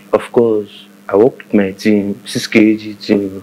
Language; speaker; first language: English; non-native, local second language; Igbo